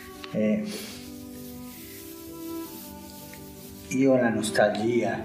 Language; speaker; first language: Italian; non-native, fluent; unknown